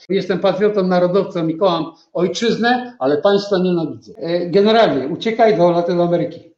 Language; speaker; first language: Polish; native; Polish